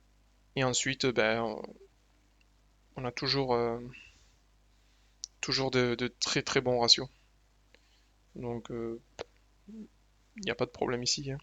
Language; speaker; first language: French; native; French